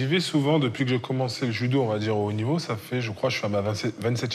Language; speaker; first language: French; native; French